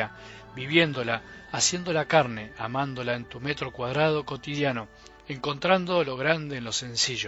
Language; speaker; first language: Spanish; native; Spanish